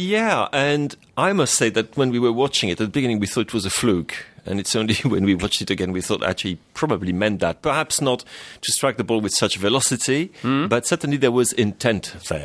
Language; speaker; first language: English; non-native, fluent; French